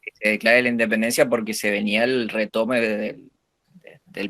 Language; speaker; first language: Spanish; native; Spanish